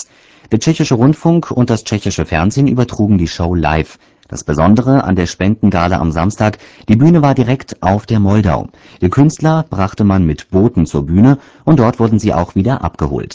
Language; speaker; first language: German; native; German